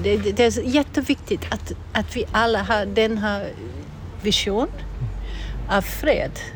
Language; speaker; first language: Swedish; non-native, fluent; English